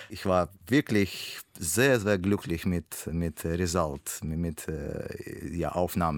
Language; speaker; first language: German; non-native, learner; Russian